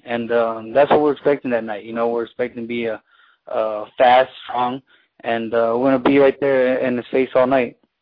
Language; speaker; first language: English; early bilingual, other home language; Spanish